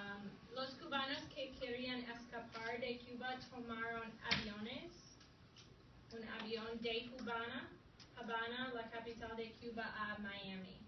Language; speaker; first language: Spanish; non-native, fluent; English